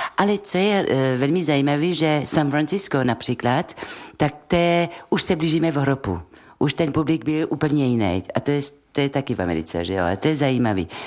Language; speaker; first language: Czech; non-native, fluent; French